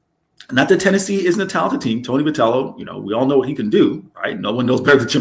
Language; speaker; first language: English; native; English